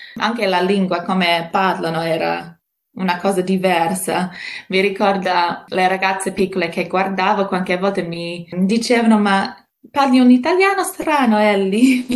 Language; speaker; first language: Italian; non-native, fluent; English